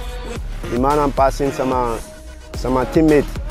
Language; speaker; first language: Indonesian; non-native, fluent; English